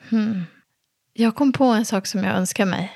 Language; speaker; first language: Swedish; native; Swedish